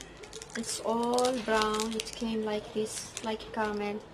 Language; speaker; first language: English; non-native, learner; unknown